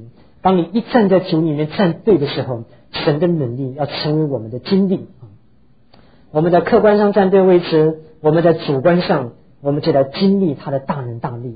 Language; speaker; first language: Chinese; native; Chinese